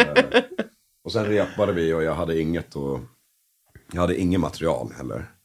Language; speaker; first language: Swedish; early bilingual, other home language; English